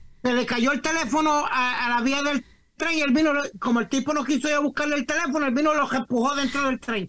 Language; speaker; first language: Spanish; native; Spanish